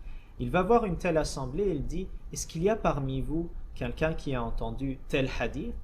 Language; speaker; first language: French; native; French